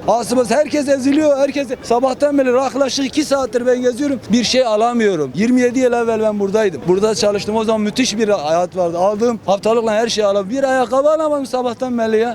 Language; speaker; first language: Turkish; native; Turkish